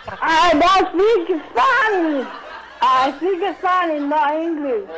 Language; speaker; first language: English; non-native, learner; Spanish